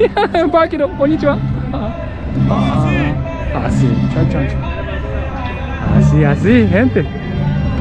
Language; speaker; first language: Spanish; non-native, learner; Japanese